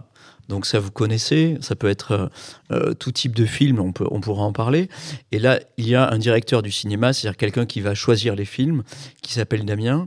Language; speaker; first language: French; native; French